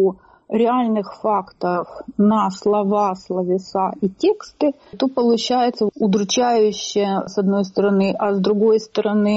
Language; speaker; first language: Russian; native; Russian